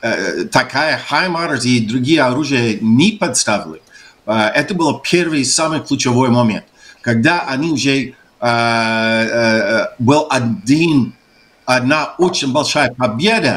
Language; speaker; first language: Russian; non-native, fluent; English